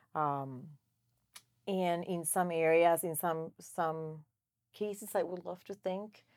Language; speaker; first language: English; non-native, fluent; Spanish